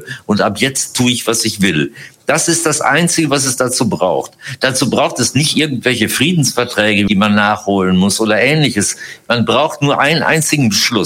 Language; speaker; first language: German; native; German